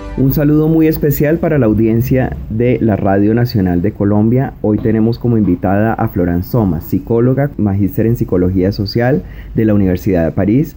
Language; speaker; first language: Spanish; native; Spanish